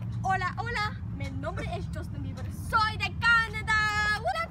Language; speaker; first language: Spanish; non-native, learner; English